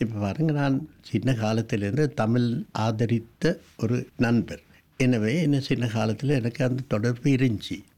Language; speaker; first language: Tamil; non-native, local second language; Sinhala